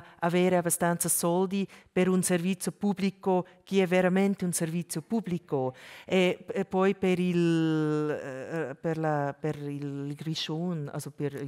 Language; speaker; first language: Italian; non-native, local second language; German